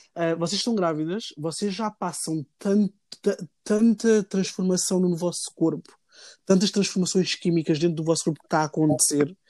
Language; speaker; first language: Portuguese; native; Portuguese